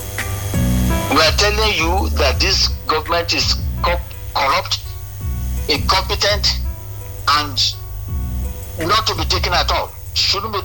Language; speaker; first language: English; non-native, local second language; Yoruba